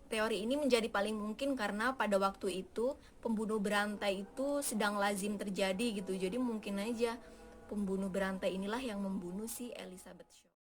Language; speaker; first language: Indonesian; native; Indonesian